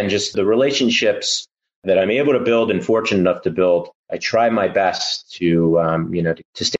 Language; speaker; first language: English; native; English